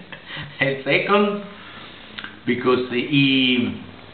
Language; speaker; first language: English; non-native, learner; Italian